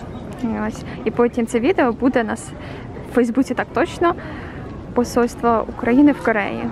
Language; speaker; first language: Ukrainian; native; Ukrainian